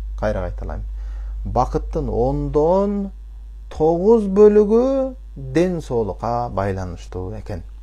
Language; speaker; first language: Kyrgyz; early bilingual, heritage; Kyrgyz